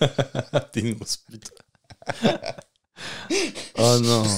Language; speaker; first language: French; native; French